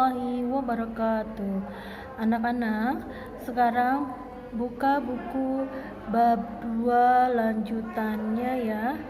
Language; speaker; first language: Indonesian; non-native, local second language; Sundanese